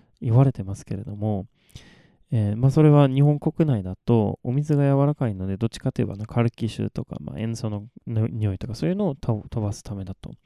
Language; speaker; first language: Japanese; non-native, fluent; Swedish